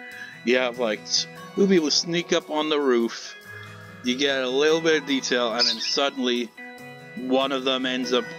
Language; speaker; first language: English; native; English